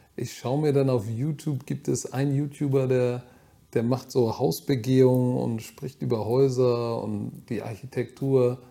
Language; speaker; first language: German; native; German